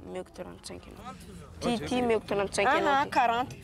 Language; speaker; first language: French; non-native, learner; Malagasy